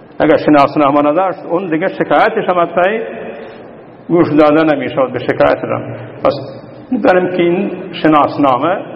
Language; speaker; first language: Persian; non-native, local second language; Baluchi